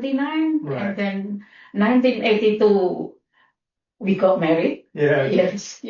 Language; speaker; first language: English; non-native, learner; Indonesian